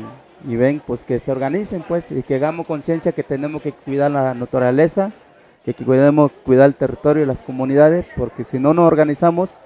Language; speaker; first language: Spanish; non-native, local second language; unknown